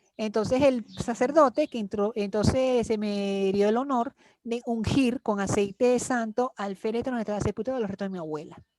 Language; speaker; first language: Spanish; native; Spanish